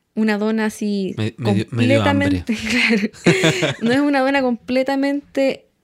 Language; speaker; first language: Spanish; native; Spanish